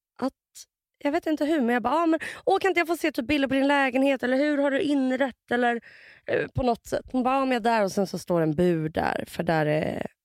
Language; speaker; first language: Swedish; early bilingual, other home language; Russian